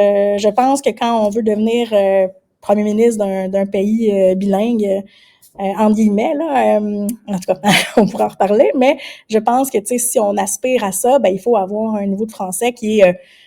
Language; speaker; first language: French; native; French